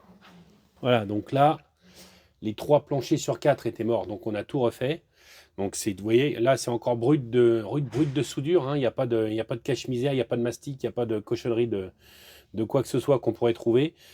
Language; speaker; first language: French; native; French